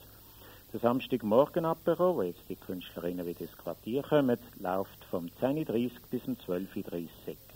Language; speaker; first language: German; native; German